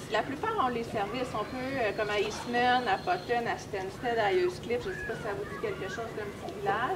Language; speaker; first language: French; native; French